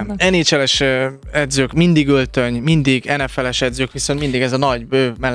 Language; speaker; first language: Hungarian; native; Hungarian